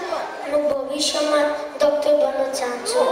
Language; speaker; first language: Nepali; early bilingual, heritage; Nepali